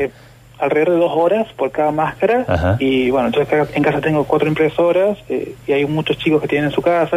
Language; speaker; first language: Spanish; native; Spanish